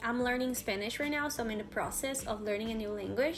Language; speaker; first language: English; non-native, fluent; Portuguese